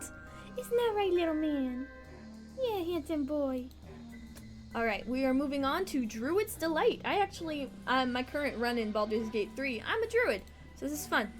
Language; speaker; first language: English; native; English